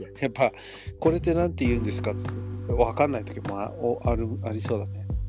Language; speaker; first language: Japanese; early bilingual, heritage; Japanese